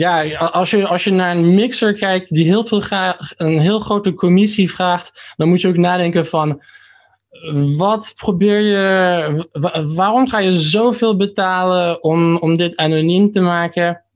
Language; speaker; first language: Dutch; early bilingual, heritage; Dutch